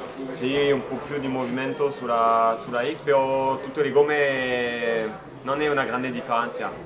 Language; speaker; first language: Italian; non-native, learner; French